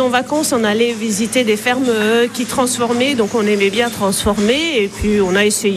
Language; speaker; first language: French; native; French